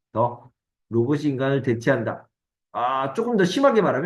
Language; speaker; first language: Korean; native; Korean